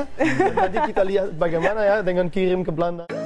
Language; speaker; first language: Indonesian; non-native, fluent; Dutch